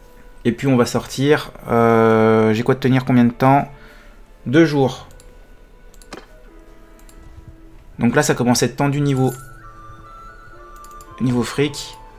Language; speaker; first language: French; native; French